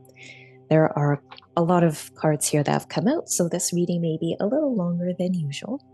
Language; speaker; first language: English; native; English